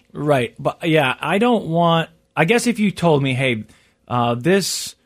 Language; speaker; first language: English; native; English